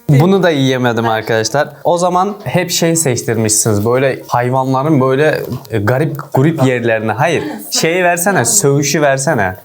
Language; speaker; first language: Turkish; non-native, fluent; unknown